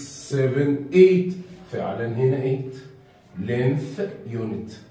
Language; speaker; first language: Arabic; native; Arabic